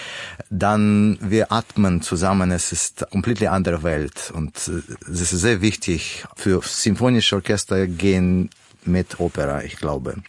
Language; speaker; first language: German; non-native, learner; Russian